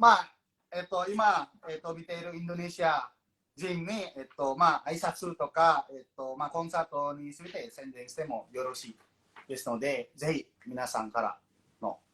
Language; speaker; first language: Japanese; non-native, fluent; Indonesian